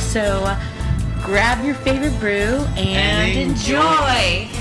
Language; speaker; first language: English; native; English